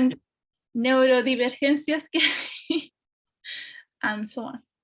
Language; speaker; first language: English; non-native, fluent; Spanish